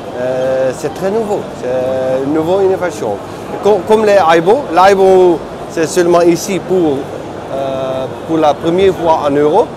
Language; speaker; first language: French; non-native, learner; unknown